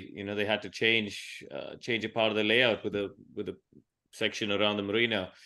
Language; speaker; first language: English; non-native, local second language; Tamil